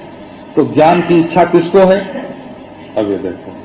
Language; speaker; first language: Hindi; native; Hindi